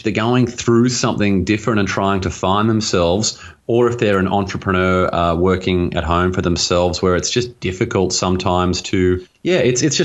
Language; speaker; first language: English; native; English